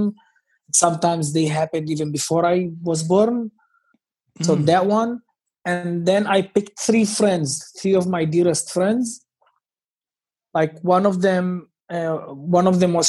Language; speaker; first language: English; non-native, fluent; Hebrew